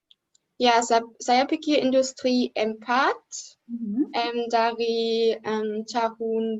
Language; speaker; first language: Indonesian; non-native, learner; German